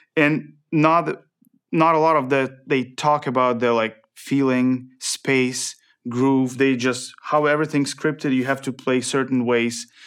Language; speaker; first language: English; non-native, fluent; Ukrainian